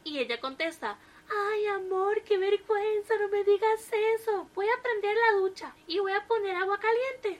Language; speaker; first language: Spanish; native; Spanish